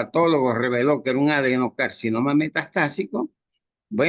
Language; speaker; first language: Spanish; native; Spanish